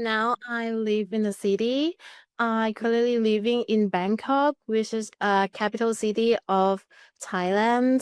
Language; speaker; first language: English; non-native, learner; Thai